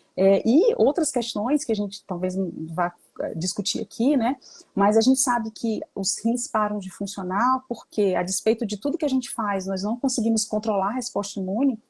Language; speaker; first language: Portuguese; native; Portuguese